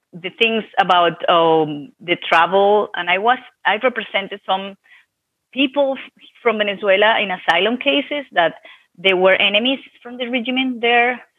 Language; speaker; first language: English; non-native, fluent; Spanish